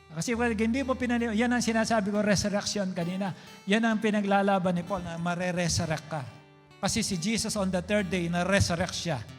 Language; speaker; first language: Filipino; non-native, local second language; Pampanga